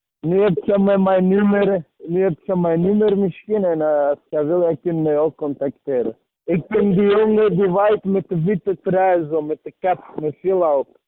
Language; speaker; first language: Dutch; early bilingual, other home language; Serbian